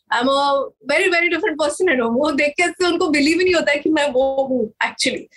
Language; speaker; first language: Hindi; non-native, local second language; Marathi